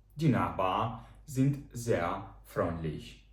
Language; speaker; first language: German; non-native, fluent; Ukrainian